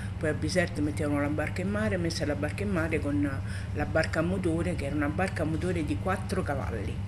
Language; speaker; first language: Italian; native; Italian